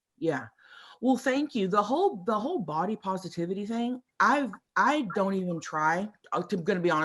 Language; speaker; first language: English; native; English